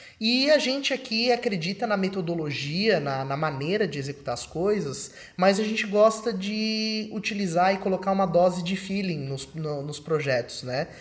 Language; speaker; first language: Portuguese; native; Portuguese